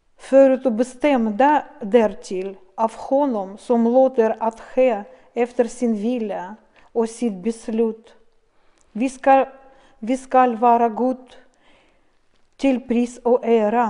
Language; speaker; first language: Swedish; non-native, fluent; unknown